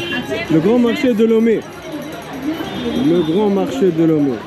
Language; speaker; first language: French; non-native, learner; Arabic